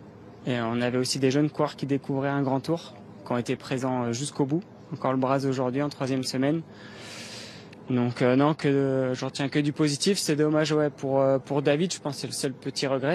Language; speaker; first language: French; native; French